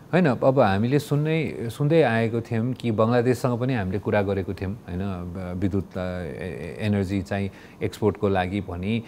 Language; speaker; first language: Nepali; native; Nepali